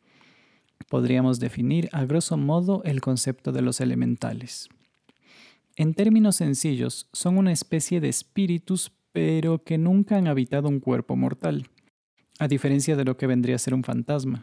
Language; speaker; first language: Spanish; native; Spanish